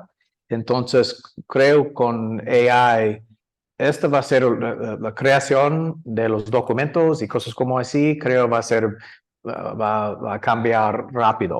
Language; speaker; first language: Spanish; non-native, learner; English